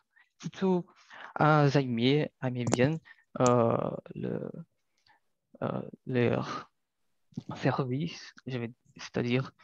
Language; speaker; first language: French; non-native, learner; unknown